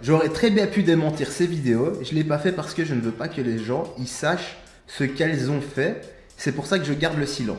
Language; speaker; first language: French; native; French